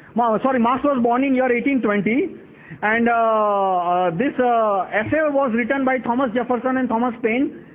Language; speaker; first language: English; non-native, local second language; Gujarati